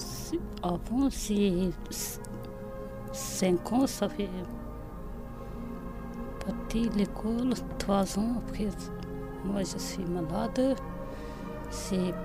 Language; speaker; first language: French; non-native, learner; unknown